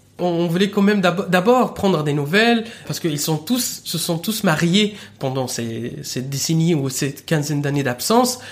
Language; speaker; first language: French; non-native, fluent; Arabic